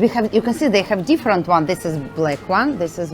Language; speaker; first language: English; non-native, learner; Russian